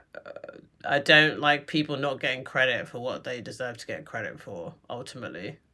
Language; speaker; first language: English; native; English